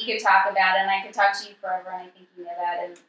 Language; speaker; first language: English; native; English